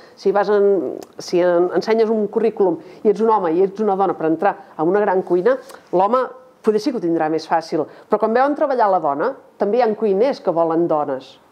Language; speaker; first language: Catalan; native; Catalan